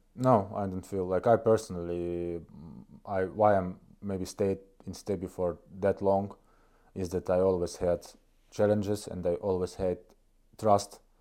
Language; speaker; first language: English; non-native, fluent; Estonian